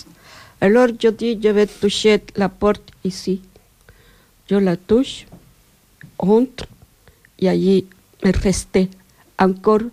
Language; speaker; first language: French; non-native, learner; Spanish